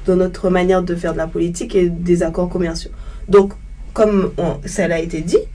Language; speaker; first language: French; native; French